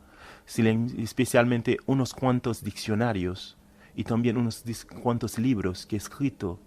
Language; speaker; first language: Spanish; non-native, fluent; Haitian Creole